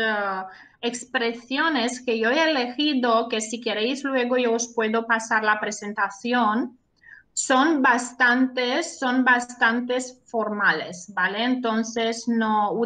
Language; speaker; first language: Spanish; non-native, fluent; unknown